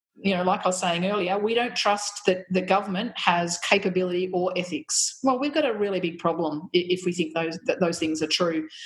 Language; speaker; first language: English; native; English